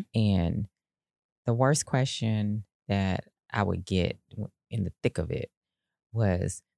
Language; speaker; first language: English; native; English